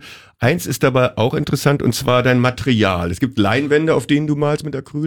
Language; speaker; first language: German; native; German